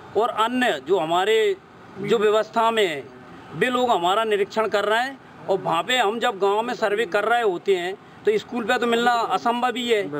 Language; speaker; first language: Hindi; native; Hindi